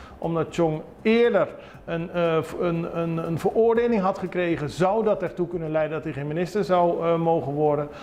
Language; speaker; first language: Dutch; non-native, local second language; Papiamento